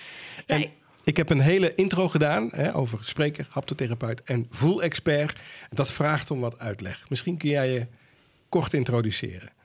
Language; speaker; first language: Dutch; native; Dutch